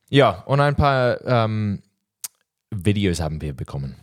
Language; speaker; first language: German; non-native, learner; English